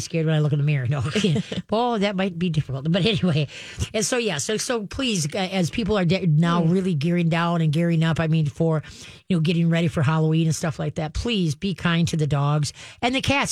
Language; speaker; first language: English; native; English